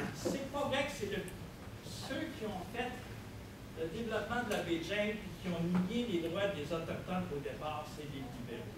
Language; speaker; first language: French; native; French